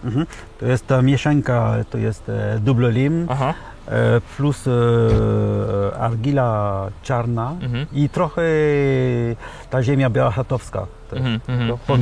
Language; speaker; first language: Polish; early bilingual, heritage; French